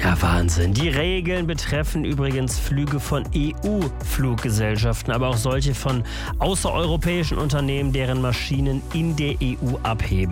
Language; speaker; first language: German; native; German